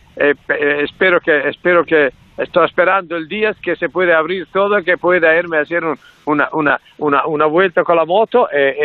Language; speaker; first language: Spanish; non-native, learner; Italian